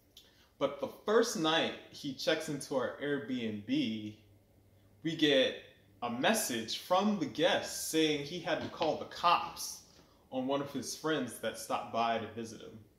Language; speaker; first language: English; native; English